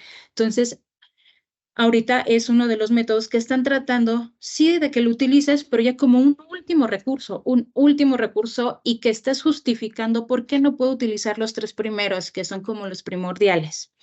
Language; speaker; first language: Spanish; native; Spanish